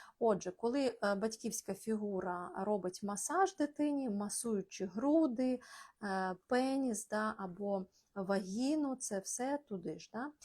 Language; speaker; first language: Ukrainian; non-native, local second language; Russian